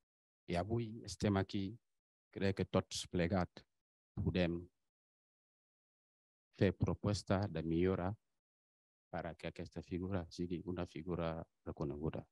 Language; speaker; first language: Catalan; non-native, fluent; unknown